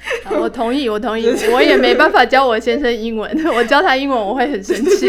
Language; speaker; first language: Chinese; native; Chinese